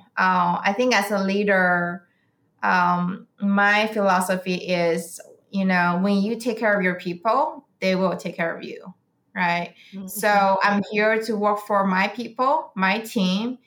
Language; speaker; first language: English; non-native, fluent; Chinese